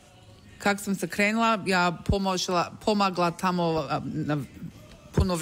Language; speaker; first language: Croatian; early bilingual, heritage; Croatian